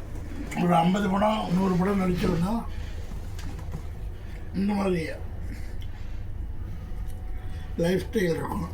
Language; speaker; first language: Tamil; native; Tamil